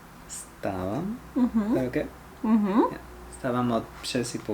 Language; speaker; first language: Bulgarian; non-native, learner; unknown